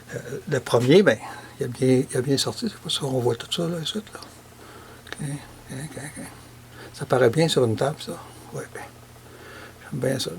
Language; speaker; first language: French; native; French